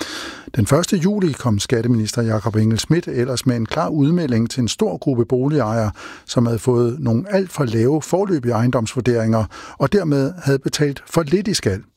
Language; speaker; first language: Danish; native; Danish